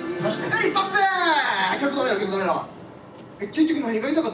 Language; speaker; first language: Japanese; native; Japanese